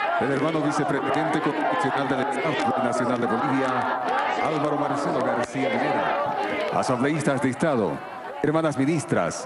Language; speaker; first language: Spanish; native; Spanish